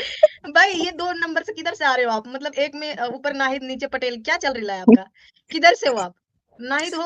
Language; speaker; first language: Hindi; native; Hindi